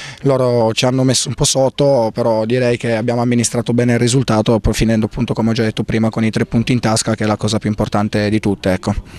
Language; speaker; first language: Italian; native; Italian